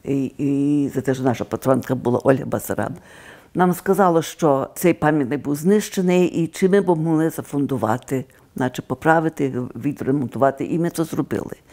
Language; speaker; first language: Ukrainian; early bilingual, heritage; Ukrainian